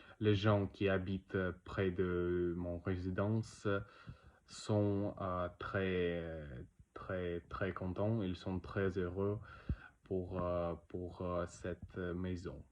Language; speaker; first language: French; non-native, learner; Russian